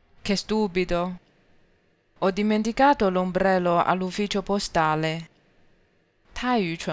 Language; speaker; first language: Italian; non-native, fluent; Chinese